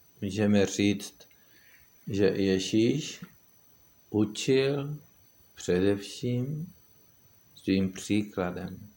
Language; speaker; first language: Czech; non-native, fluent; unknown